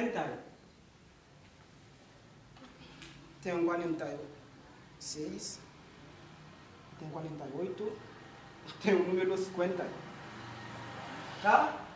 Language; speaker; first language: Portuguese; non-native, learner; Haitian Creole